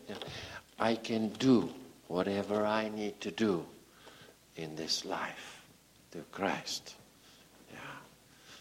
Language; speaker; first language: English; native; English